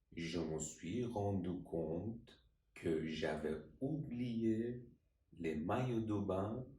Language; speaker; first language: French; non-native, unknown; Persian